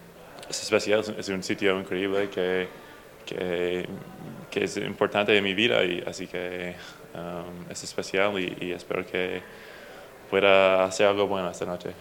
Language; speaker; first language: Spanish; non-native, fluent; English